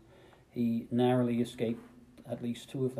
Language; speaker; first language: English; native; English